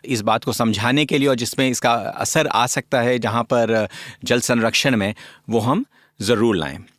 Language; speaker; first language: Hindi; native; Hindi